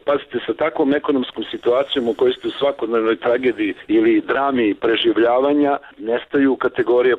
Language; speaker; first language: Serbian; native; Serbian